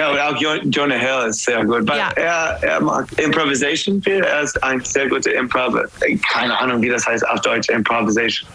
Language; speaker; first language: German; non-native, learner; English